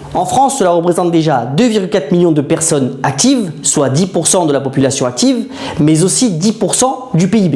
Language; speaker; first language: French; native; French